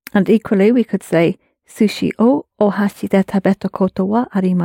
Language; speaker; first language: Japanese; non-native, fluent; English